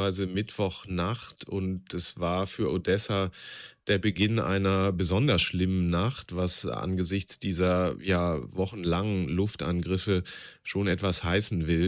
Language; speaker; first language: German; native; German